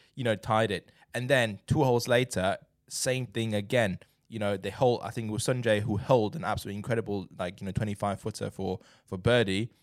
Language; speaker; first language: English; non-native, fluent; Chinese